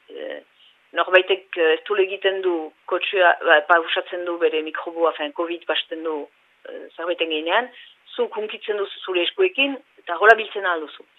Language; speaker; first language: Basque; native; Basque